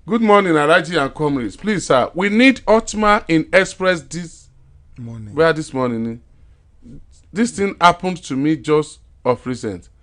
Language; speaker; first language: English; non-native, local second language; Yoruba